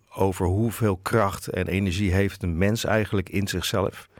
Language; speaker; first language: Dutch; native; Dutch